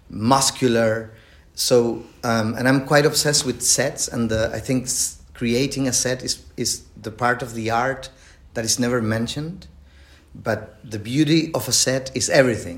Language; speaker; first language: English; non-native, fluent; Spanish